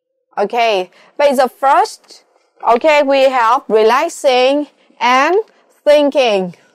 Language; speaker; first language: English; non-native, fluent; Vietnamese